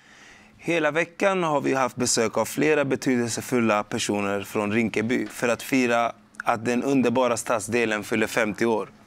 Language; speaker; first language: Swedish; native; Swedish